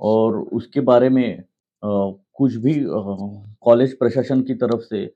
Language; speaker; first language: Hindi; non-native, local second language; Marathi